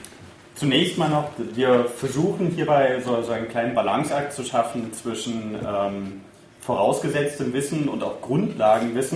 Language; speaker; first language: German; native; German